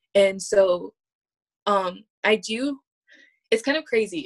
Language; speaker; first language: English; native; English